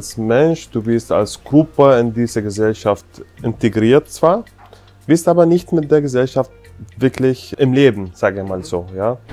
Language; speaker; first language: German; non-native, fluent; Arabic